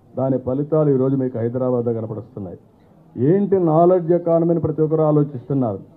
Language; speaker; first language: Telugu; native; Telugu